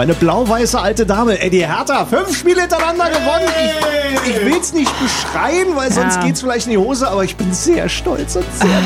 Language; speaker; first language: German; native; German